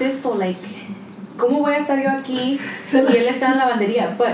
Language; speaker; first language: Spanish; early bilingual, heritage; Spanish